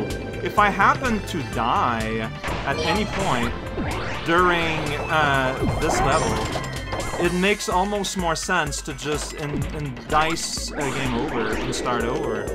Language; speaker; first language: English; native; English